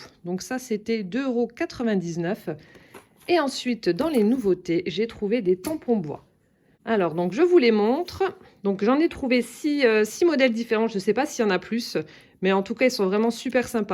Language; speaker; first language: French; native; French